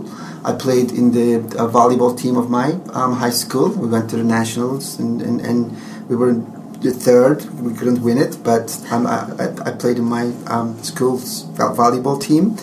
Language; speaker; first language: English; non-native, fluent; Turkish